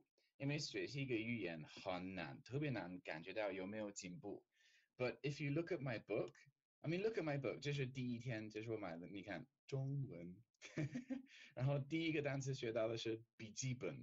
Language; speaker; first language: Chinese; non-native, fluent; English